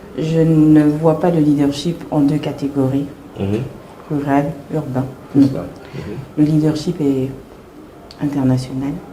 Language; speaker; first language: French; early bilingual, other home language; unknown